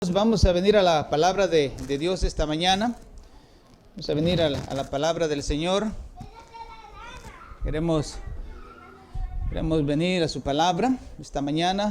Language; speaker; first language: Spanish; native; Spanish